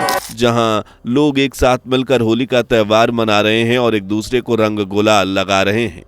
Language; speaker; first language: Hindi; native; Hindi